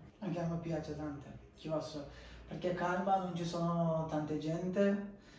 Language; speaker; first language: Italian; non-native, learner; Turkish